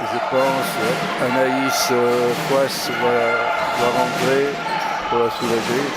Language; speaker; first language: French; native; French